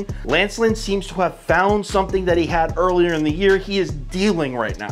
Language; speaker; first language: English; native; English